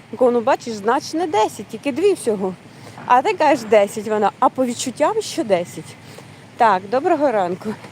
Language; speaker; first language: Ukrainian; native; Ukrainian